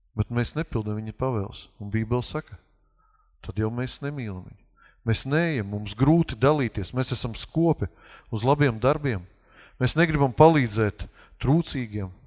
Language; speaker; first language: Latvian; non-native, local second language; Russian